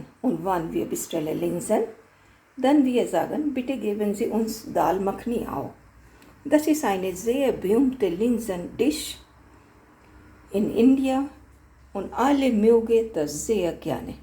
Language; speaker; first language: German; non-native, learner; Hindi